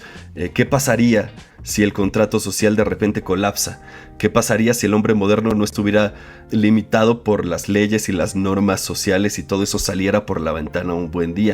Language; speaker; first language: Spanish; native; Spanish